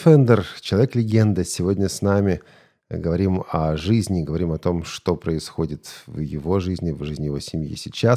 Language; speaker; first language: Russian; native; Russian